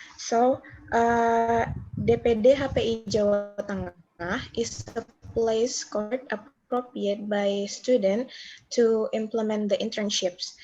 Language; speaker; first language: English; non-native, learner; Indonesian